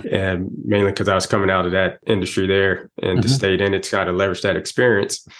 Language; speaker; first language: English; native; English